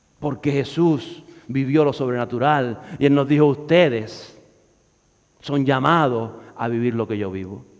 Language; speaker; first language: Spanish; native; Spanish